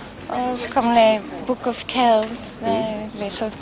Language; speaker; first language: French; non-native, fluent; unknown